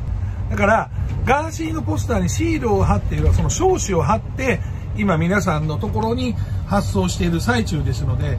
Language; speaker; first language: Japanese; native; Japanese